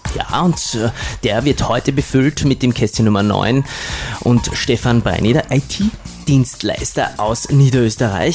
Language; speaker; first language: German; native; German